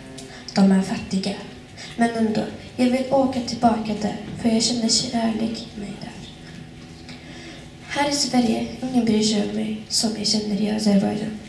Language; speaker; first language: Swedish; non-native, learner; Azerbaijani